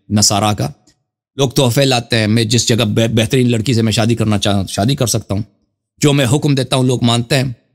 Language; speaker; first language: Urdu; non-native, fluent; Persian